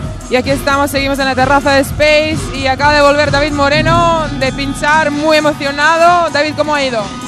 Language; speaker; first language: Spanish; native; Spanish